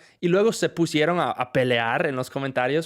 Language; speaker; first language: Spanish; non-native, fluent; English